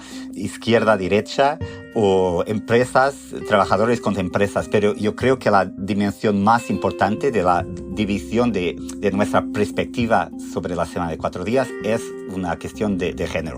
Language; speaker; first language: Spanish; non-native, fluent; Portuguese